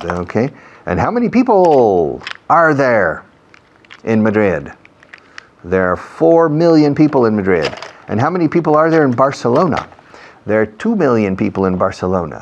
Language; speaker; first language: English; non-native, fluent; Spanish